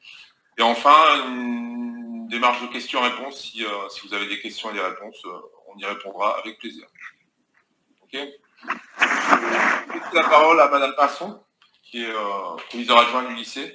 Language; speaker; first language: French; native; French